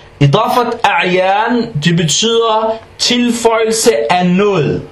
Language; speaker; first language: Danish; non-native, fluent; Arabic